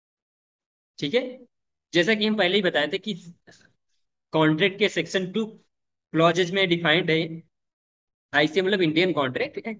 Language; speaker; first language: Hindi; native; Hindi